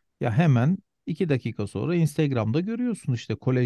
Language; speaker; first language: Turkish; native; Turkish